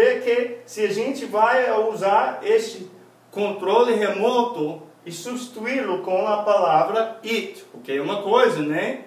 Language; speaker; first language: Portuguese; non-native, fluent; English